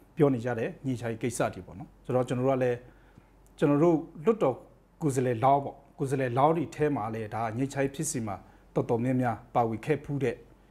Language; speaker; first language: Burmese; non-native, local second language; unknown